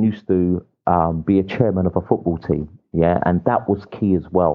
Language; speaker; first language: English; native; English